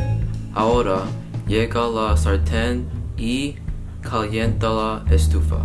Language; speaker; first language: Spanish; non-native, learner; English